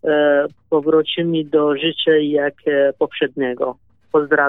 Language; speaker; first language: Polish; non-native, learner; Kurdish